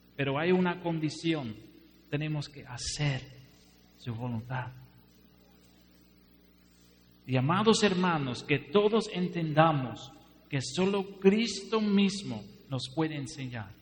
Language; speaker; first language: Spanish; non-native, fluent; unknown